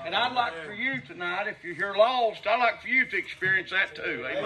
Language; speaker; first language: English; native; English